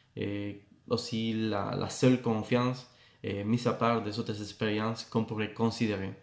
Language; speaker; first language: French; non-native, fluent; Spanish